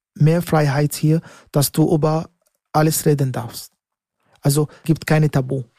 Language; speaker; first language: German; non-native, fluent; Arabic